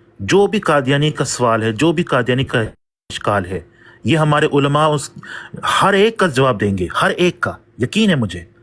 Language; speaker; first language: Urdu; early bilingual, heritage; Urdu